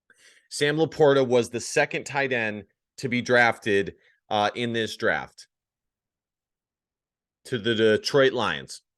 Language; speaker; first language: English; native; English